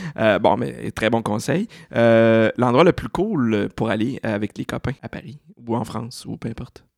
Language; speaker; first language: French; native; French